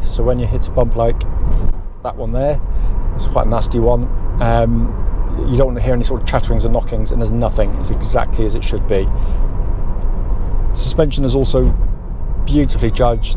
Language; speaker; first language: English; native; English